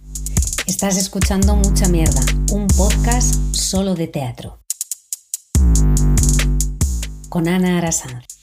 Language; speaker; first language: Spanish; native; Spanish